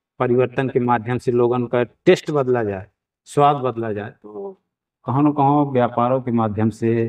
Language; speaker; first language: Hindi; native; Hindi